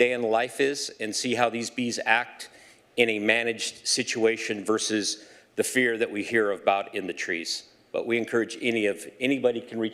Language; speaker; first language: English; non-native, fluent; Swiss German